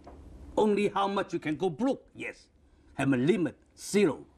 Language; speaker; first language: English; non-native, local second language; Cantonese